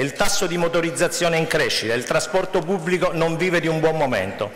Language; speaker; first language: Italian; native; Italian